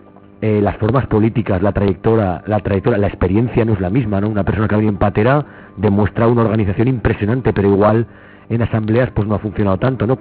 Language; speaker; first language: Spanish; native; Spanish